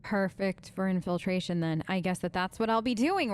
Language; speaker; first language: English; native; English